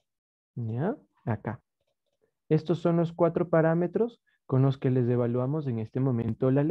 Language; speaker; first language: Spanish; native; Spanish